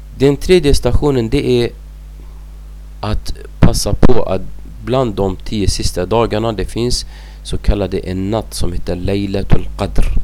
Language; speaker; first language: Swedish; non-native, fluent; Arabic